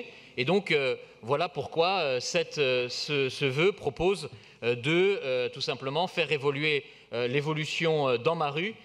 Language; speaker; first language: French; native; French